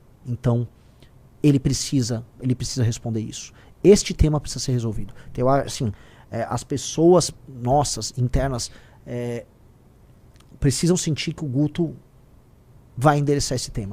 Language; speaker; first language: Portuguese; native; Portuguese